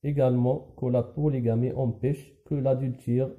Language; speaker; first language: French; non-native, local second language; Arabic